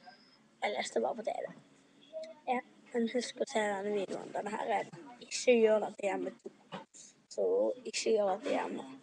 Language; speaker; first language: Norwegian; non-native, learner; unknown